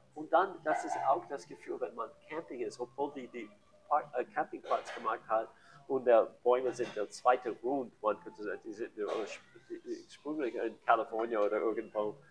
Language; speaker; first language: German; non-native, learner; English